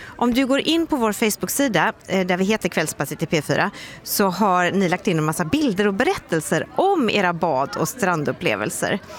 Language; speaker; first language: Swedish; native; Swedish